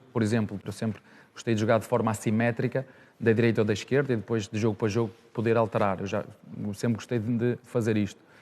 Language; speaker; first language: Portuguese; native; Portuguese